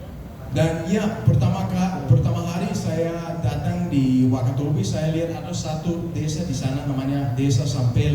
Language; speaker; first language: Indonesian; non-native, fluent; Danish